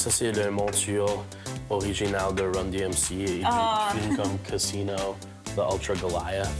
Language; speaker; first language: French; non-native, local second language; English